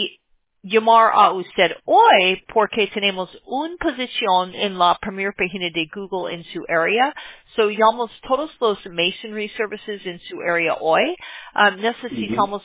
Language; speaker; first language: Spanish; non-native, learner; English